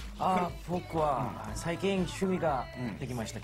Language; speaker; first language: Japanese; non-native, fluent; Korean